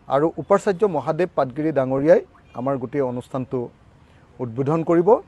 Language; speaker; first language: Assamese; native; Assamese